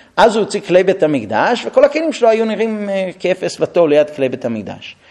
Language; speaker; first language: Hebrew; non-native, fluent; English